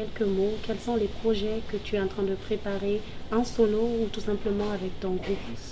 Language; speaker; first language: French; native; French